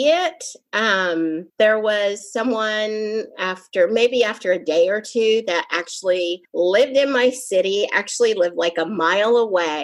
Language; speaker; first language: English; native; English